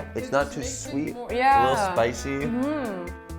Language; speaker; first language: English; native; English